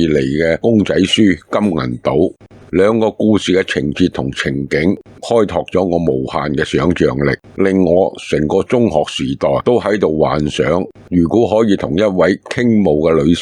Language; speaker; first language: Cantonese; native; Cantonese